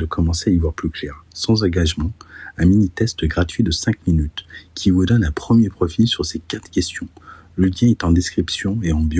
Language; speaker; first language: French; native; French